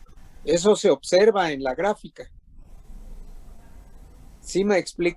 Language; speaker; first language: Spanish; native; Spanish